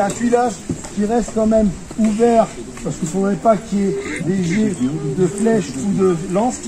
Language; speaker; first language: French; native; French